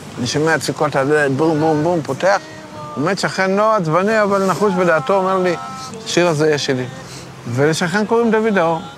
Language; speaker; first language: Hebrew; early bilingual, other home language; Russian